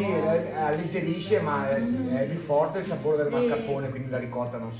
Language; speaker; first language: Italian; native; Italian